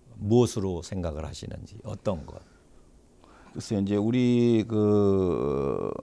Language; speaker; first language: Korean; native; Korean